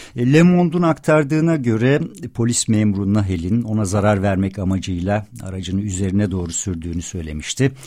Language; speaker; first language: Turkish; native; Turkish